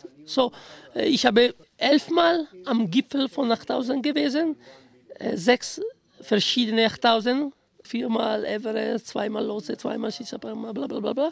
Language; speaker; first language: German; non-native, fluent; Italian